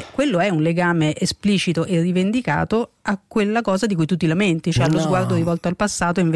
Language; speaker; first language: Italian; native; Italian